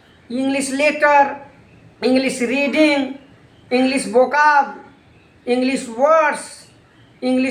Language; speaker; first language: English; non-native, learner; Hindi